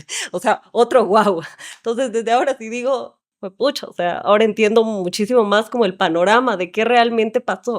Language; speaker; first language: Spanish; native; Spanish